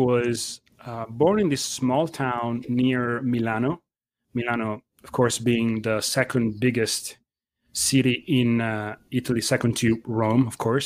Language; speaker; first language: English; non-native, fluent; Italian